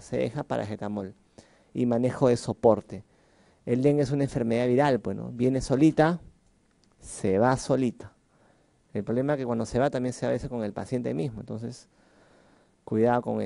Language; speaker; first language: Spanish; native; Spanish